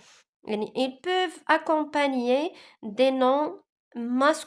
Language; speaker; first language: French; non-native, local second language; Arabic